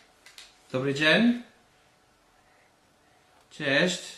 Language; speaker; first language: Polish; non-native, learner; English